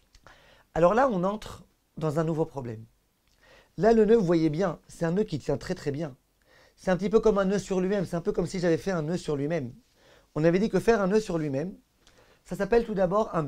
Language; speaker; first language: French; native; French